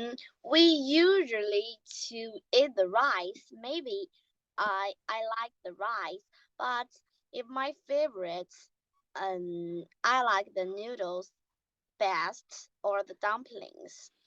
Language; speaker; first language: English; non-native, learner; Chinese